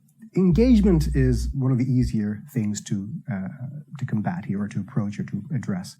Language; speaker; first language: English; native; English